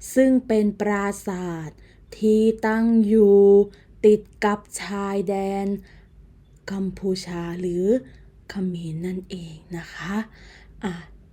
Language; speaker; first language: Thai; native; Thai